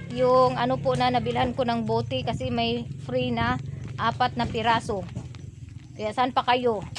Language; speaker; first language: Filipino; non-native, local second language; Cebuano